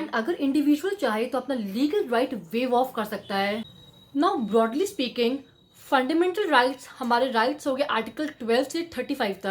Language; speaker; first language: Hindi; native; Hindi